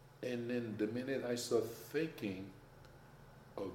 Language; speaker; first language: English; non-native, fluent; Haitian Creole